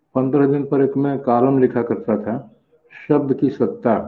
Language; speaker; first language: Hindi; native; Hindi